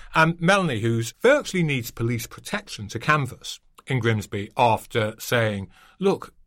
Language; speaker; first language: English; native; English